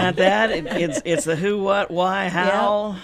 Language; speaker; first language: English; native; English